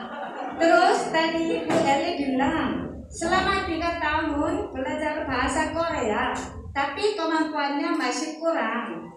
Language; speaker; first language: Indonesian; non-native, learner; Korean